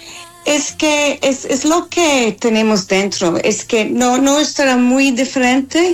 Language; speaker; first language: Spanish; non-native, fluent; English